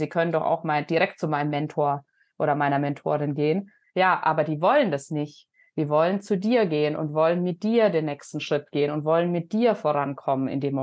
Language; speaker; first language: German; native; German